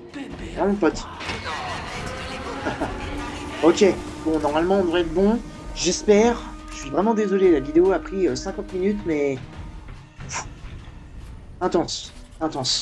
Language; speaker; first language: French; native; French